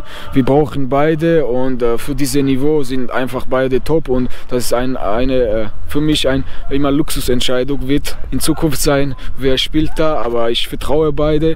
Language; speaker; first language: German; non-native, fluent; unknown